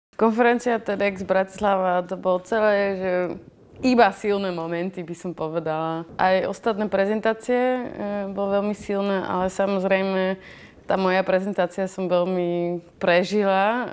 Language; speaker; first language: Slovak; non-native, fluent; Dutch